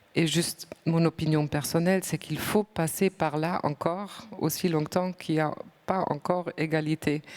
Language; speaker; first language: French; non-native, fluent; German